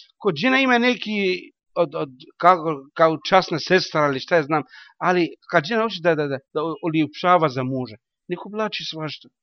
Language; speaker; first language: Bosnian; non-native, learner; Arabic